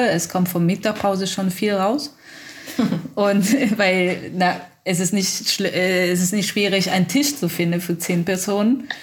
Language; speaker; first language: German; non-native, fluent; Italian